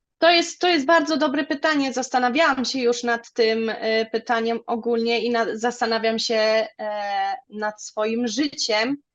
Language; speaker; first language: Polish; early bilingual, other home language; German